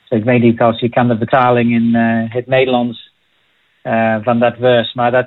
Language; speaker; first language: Dutch; non-native, fluent; English